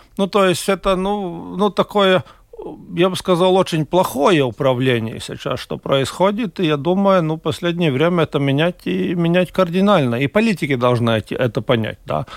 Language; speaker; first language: Russian; non-native, local second language; Latvian